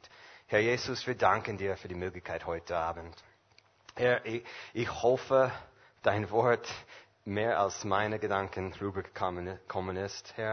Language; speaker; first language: German; non-native, fluent; English